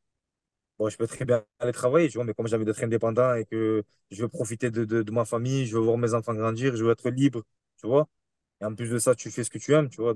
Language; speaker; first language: French; native; French